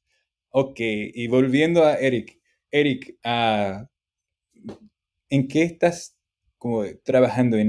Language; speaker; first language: Spanish; non-native, fluent; English